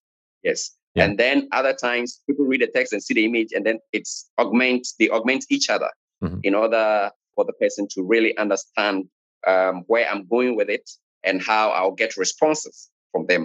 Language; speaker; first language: English; non-native, local second language; Akan